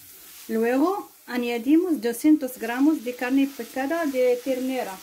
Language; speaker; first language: Spanish; non-native, fluent; Arabic